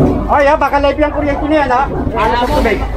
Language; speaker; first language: Filipino; native; Filipino